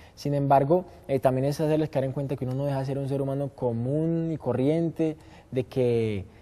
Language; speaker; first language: Spanish; native; Spanish